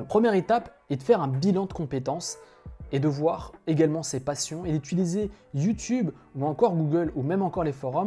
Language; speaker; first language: French; native; French